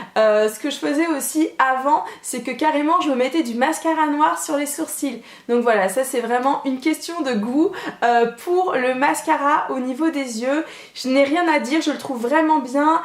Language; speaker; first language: French; native; French